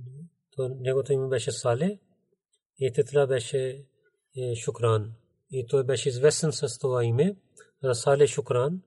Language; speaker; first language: Bulgarian; non-native, learner; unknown